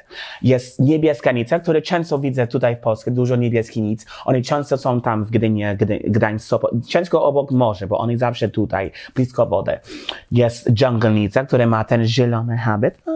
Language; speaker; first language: Polish; non-native, learner; English